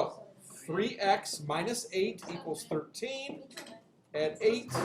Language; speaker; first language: English; native; English